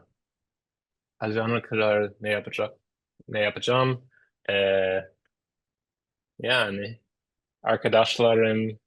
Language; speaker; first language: Turkish; non-native, learner; English